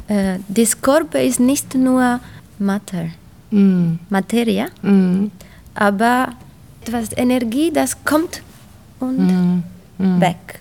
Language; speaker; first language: German; non-native, learner; Italian